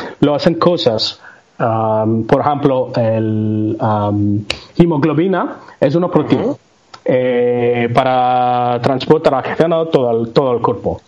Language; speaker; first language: Spanish; non-native, learner; Tamil